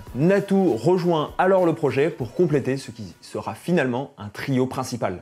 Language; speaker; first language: French; native; French